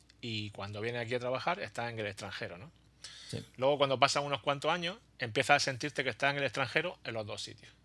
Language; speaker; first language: Spanish; native; Spanish